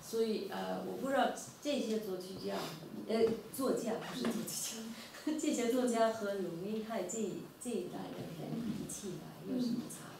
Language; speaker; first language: Chinese; non-native, fluent; German